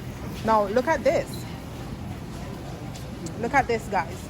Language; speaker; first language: English; native; English